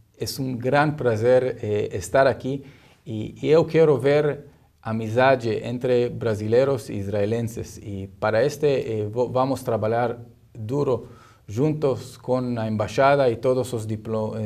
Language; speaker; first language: Portuguese; non-native, learner; Hebrew